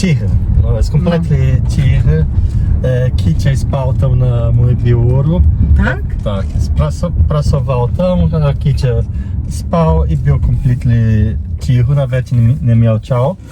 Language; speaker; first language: Polish; non-native, learner; Portuguese